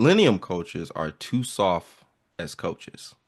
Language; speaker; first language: English; native; English